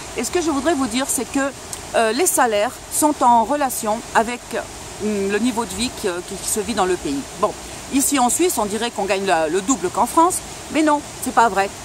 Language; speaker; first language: French; non-native, local second language; Spanish